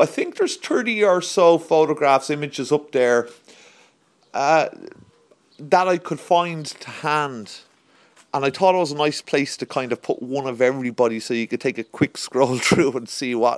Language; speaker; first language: English; native; English